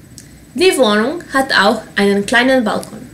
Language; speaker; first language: German; non-native, fluent; Serbian